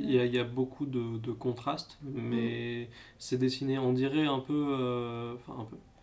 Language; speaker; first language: French; native; French